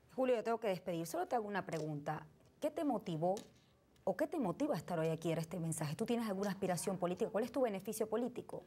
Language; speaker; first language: Spanish; native; Spanish